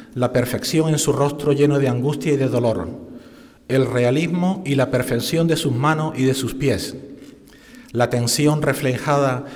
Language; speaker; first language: Spanish; native; Spanish